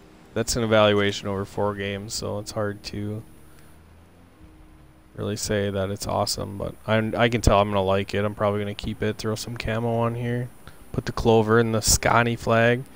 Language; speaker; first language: English; native; English